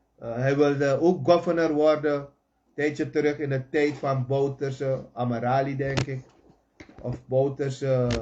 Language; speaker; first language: Dutch; native; Dutch